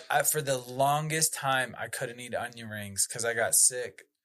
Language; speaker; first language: English; native; English